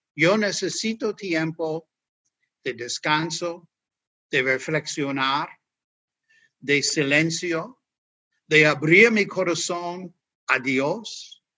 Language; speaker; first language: Spanish; non-native, learner; English